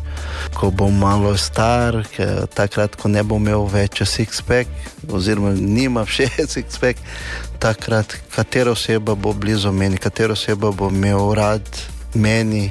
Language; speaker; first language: Slovenian; non-native, fluent; Portuguese